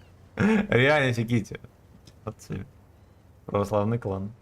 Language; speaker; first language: Russian; native; Russian